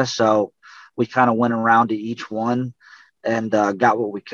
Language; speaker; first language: English; native; English